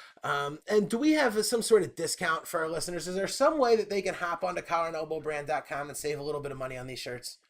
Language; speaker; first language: English; native; English